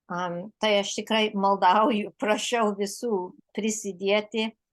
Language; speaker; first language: Lithuanian; early bilingual, heritage; Lithuanian